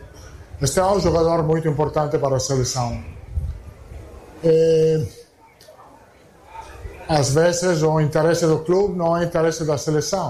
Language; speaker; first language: Portuguese; non-native, fluent; Italian